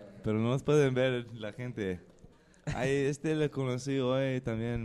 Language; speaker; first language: Spanish; non-native, learner; English